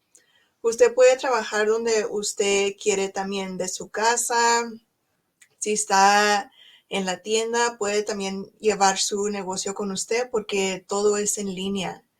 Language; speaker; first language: Spanish; non-native, learner; English